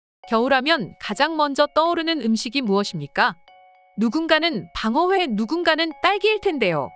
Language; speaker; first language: Korean; native; Korean